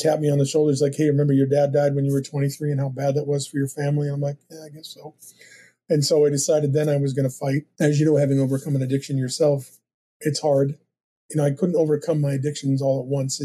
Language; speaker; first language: English; native; English